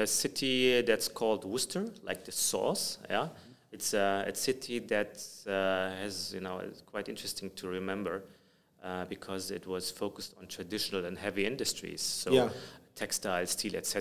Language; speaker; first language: English; non-native, fluent; German